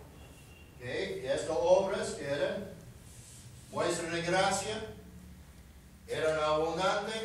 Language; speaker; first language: Spanish; non-native, fluent; English